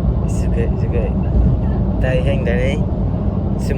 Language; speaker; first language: Japanese; non-native, learner; Indonesian